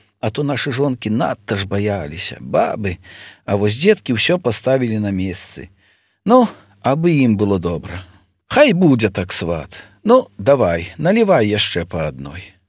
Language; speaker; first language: Belarusian; native; Belarusian